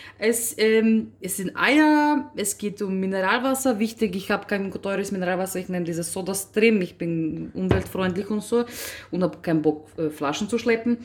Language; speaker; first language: German; early bilingual, other home language; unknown